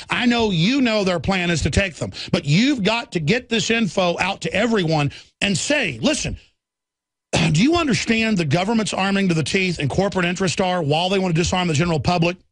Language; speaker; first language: English; native; English